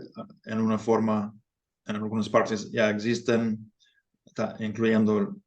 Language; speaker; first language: Spanish; non-native, fluent; English